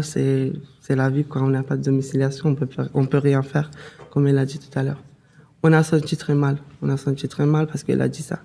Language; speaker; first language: French; non-native, learner; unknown